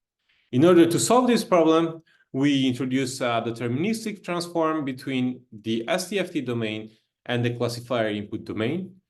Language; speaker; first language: English; non-native, fluent; Italian